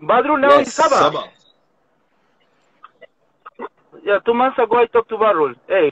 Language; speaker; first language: English; non-native, learner; Spanish